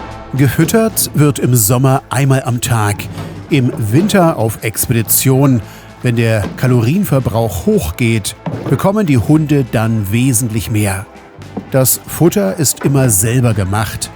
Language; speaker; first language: German; native; German